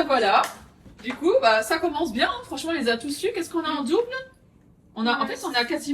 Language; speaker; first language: French; native; French